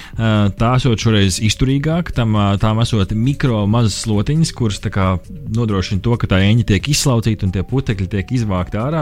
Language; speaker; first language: Latvian; native; Latvian